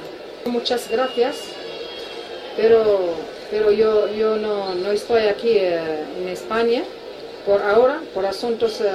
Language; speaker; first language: Spanish; non-native, fluent; Arabic